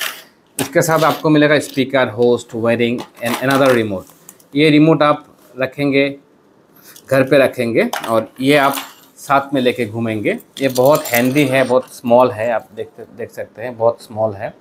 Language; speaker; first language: Hindi; non-native, fluent; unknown